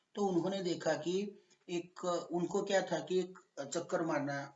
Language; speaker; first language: Hindi; non-native, local second language; Gujarati